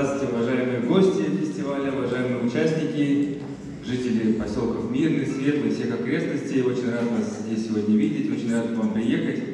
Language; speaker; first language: Russian; native; Russian